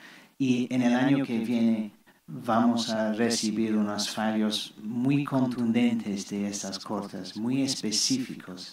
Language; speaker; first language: Spanish; non-native, fluent; English